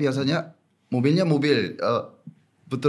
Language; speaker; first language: Indonesian; non-native, fluent; Korean